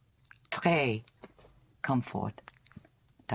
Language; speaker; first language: French; non-native, learner; English